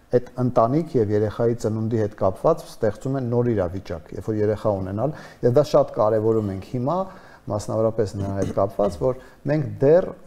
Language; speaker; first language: Armenian; native; Armenian